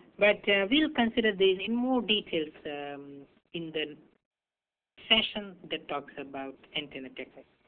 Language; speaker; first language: English; non-native, local second language; Hindi